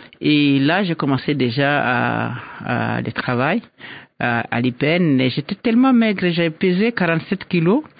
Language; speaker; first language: French; non-native, local second language; Swahili